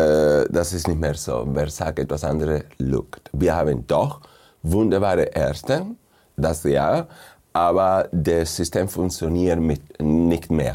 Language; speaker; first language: German; non-native, fluent; Spanish